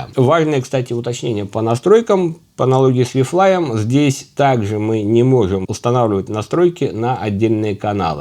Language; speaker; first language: Russian; native; Russian